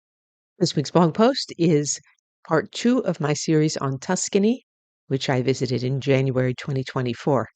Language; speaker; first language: English; native; English